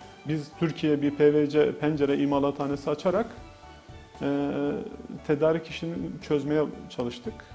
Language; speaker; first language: Turkish; native; Turkish